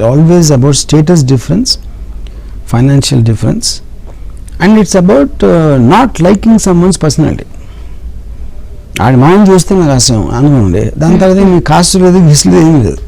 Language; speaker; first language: Telugu; native; Telugu